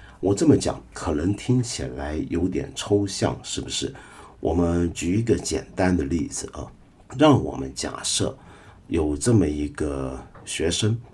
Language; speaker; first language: Chinese; non-native, local second language; Cantonese